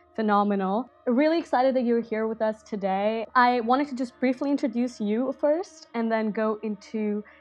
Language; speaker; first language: English; non-native, local second language; Hindi